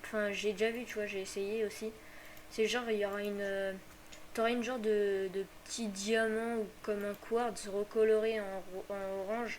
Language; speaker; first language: French; native; French